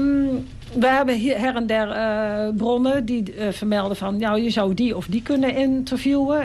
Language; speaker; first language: Dutch; native; Dutch